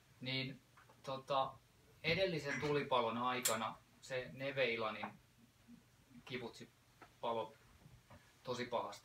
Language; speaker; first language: Finnish; native; Finnish